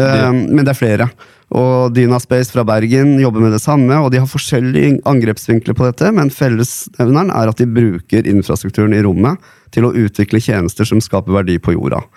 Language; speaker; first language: Norwegian; native; Norwegian